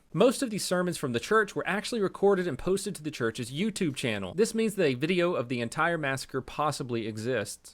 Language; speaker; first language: English; native; English